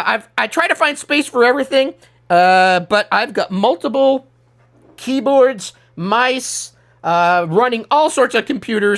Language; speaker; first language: English; native; English